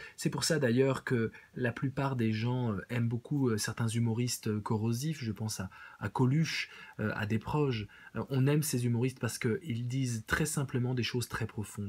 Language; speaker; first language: French; native; French